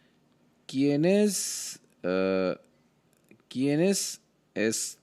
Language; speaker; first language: Spanish; non-native, learner; Hindi